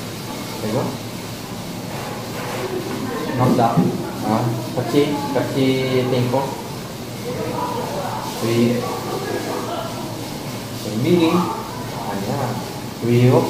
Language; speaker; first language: Korean; non-native, learner; Filipino